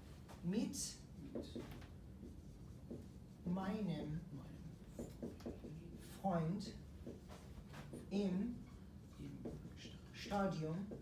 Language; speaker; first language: German; non-native, fluent; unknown